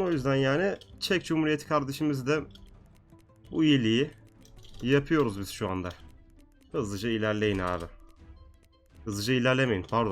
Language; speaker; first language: Turkish; native; Turkish